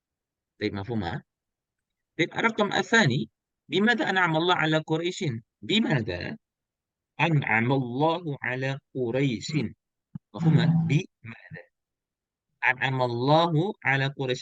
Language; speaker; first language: Arabic; non-native, fluent; Indonesian